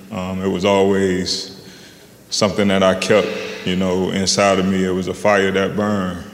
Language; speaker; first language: English; native; English